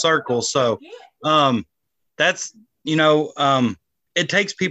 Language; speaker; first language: English; native; English